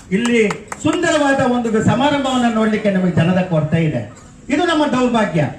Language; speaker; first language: Kannada; native; Kannada